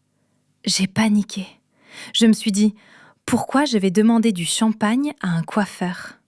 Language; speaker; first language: French; non-native, fluent; English